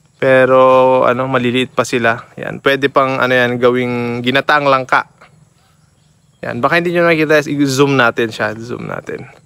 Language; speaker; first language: Filipino; non-native, local second language; Iloko